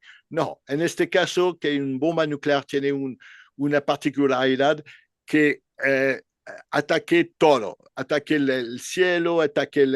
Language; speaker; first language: Spanish; non-native, learner; French